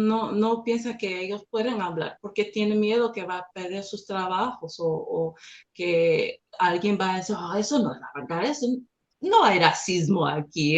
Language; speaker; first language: Spanish; non-native, learner; English